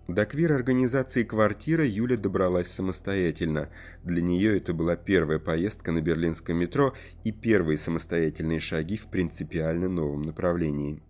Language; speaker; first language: Russian; native; Russian